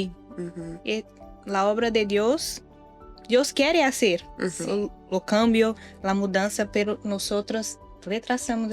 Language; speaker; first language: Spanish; non-native, learner; Portuguese